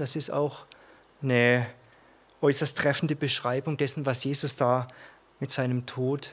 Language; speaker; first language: German; native; German